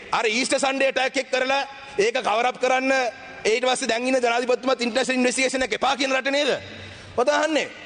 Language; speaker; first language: Sinhala; non-native, local second language; Tamil